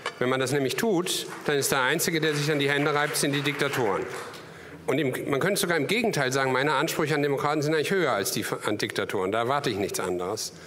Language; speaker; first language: German; native; German